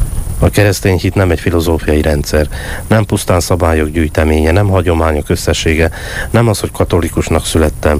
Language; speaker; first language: Hungarian; native; Hungarian